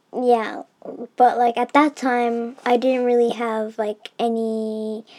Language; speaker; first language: English; early bilingual, heritage; English